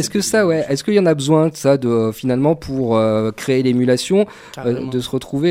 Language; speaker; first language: French; native; French